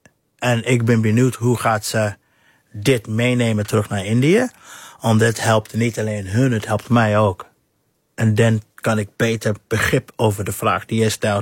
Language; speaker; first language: Dutch; non-native, fluent; English